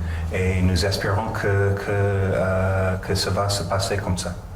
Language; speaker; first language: French; non-native, fluent; English